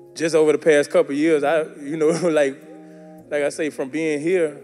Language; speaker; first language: English; native; English